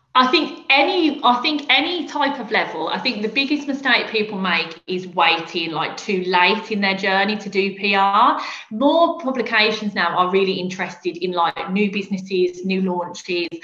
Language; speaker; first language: English; native; English